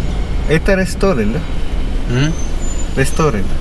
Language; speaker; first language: Russian; non-native, learner; Malay